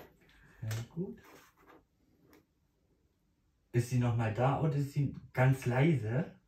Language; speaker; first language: German; native; German